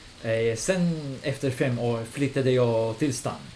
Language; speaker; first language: Swedish; non-native, learner; Hebrew